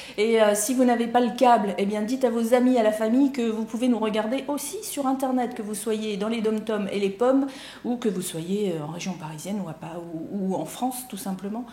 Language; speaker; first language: French; native; French